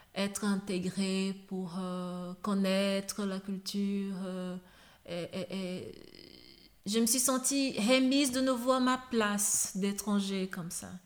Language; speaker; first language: French; non-native, fluent; Portuguese